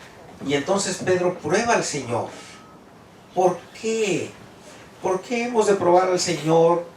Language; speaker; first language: Spanish; native; Spanish